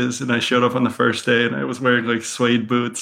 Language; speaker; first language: English; native; English